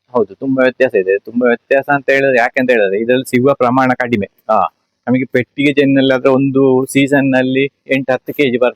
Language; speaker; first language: Kannada; native; Kannada